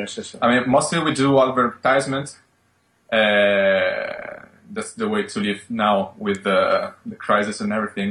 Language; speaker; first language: English; non-native, fluent; Spanish